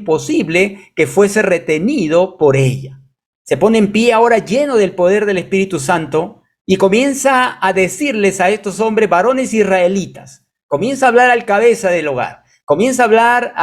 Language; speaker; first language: Spanish; native; Spanish